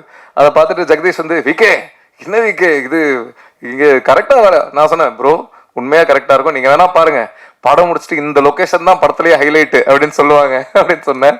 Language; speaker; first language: Tamil; native; Tamil